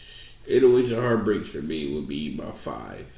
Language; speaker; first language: English; native; English